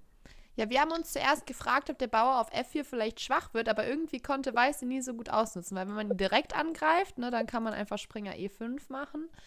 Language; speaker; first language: German; native; German